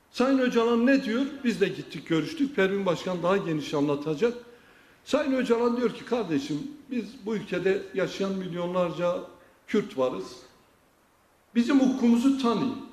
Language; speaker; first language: Turkish; non-native, local second language; Kurdish